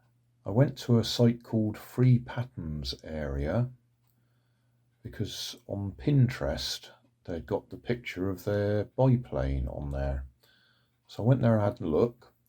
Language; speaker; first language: English; native; English